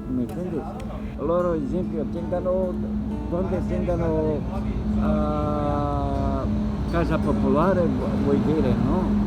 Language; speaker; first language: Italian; non-native, learner; Spanish